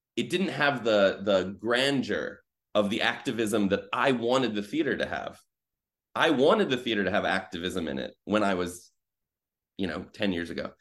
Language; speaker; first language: English; native; English